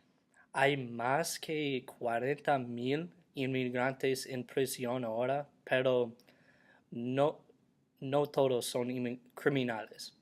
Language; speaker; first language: Spanish; non-native, learner; English